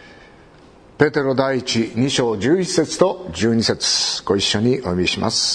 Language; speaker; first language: Japanese; native; Japanese